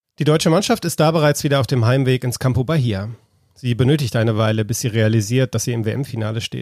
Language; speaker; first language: German; native; German